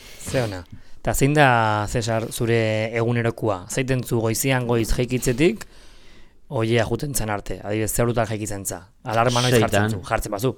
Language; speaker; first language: Basque; native; Basque